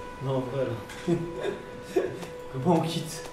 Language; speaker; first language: French; native; French